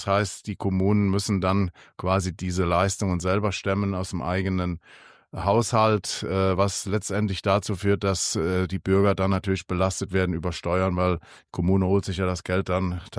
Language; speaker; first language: German; native; German